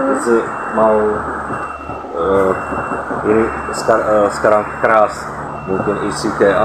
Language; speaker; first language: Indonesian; non-native, learner; French